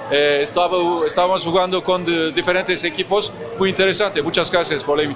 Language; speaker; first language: Spanish; non-native, learner; Turkish